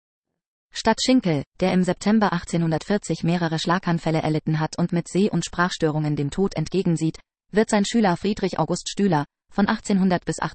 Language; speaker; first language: German; native; German